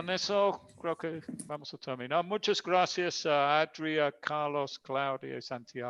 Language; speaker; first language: Spanish; non-native, fluent; English